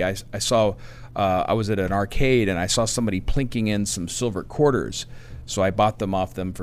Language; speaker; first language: English; native; English